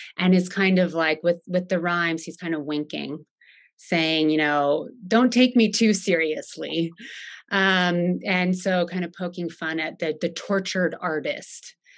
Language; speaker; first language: English; native; English